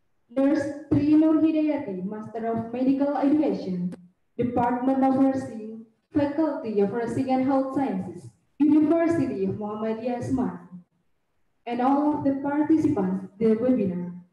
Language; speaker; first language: English; non-native, fluent; Indonesian